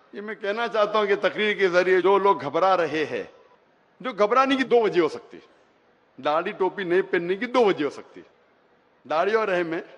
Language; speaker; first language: Hindi; non-native, local second language; Konkani